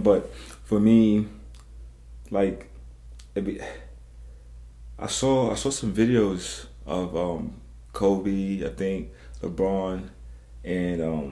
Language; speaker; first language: English; non-native, local second language; Zulu